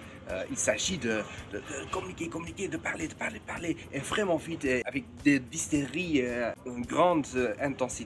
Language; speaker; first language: French; non-native, fluent; Dutch